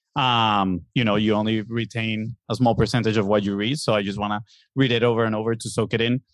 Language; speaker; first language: English; non-native, fluent; Spanish